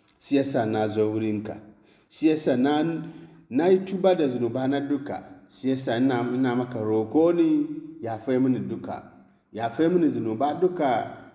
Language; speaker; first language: Hausa; non-native, local second language; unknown